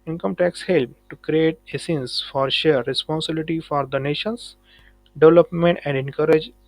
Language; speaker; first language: English; non-native, local second language; Marathi